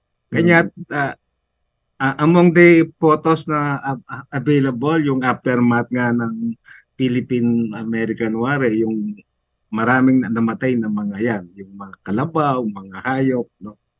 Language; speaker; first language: Filipino; non-native, local second language; Pampanga